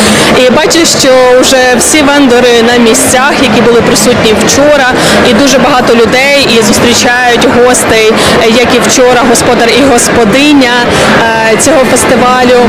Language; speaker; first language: Ukrainian; native; Ukrainian